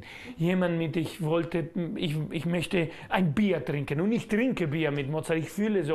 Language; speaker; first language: German; non-native, learner; Spanish